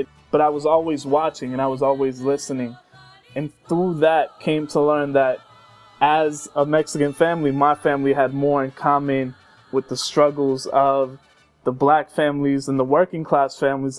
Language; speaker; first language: English; early bilingual, other home language; Spanish